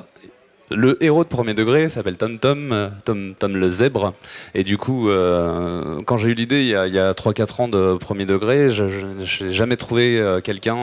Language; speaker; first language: French; native; French